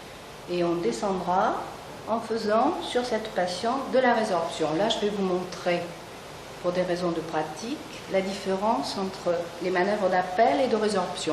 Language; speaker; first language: French; native; French